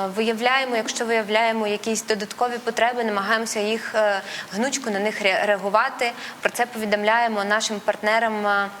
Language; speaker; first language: Ukrainian; non-native, local second language; Russian